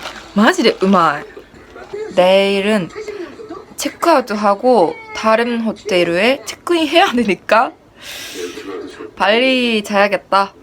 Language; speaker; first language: Korean; non-native, fluent; Japanese